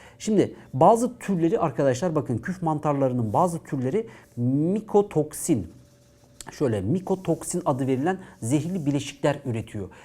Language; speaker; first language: Turkish; native; Turkish